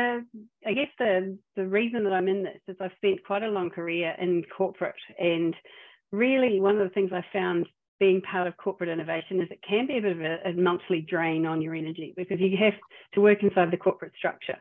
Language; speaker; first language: English; native; English